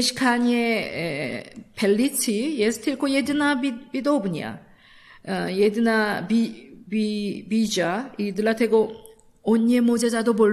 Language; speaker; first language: Polish; non-native, learner; Korean